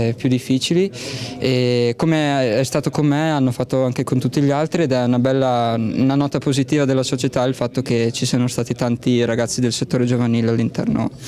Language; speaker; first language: Italian; native; Italian